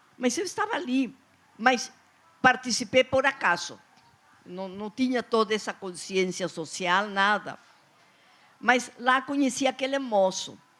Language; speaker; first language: Portuguese; non-native, fluent; Spanish